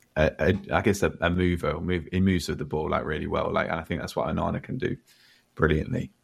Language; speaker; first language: English; native; English